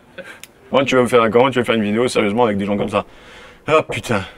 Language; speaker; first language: French; native; French